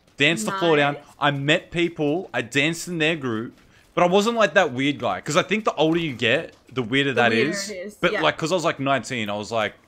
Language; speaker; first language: English; native; English